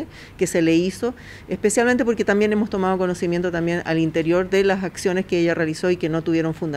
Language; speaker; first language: Spanish; native; Spanish